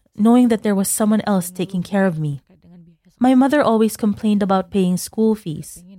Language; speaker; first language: English; non-native, fluent; Indonesian